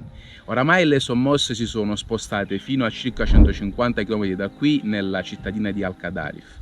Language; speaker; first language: Italian; native; Italian